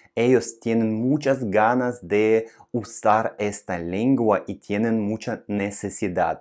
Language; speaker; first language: Spanish; non-native, fluent; Russian